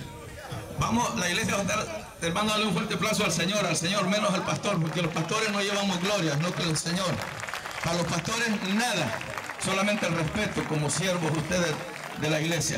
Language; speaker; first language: Spanish; native; Spanish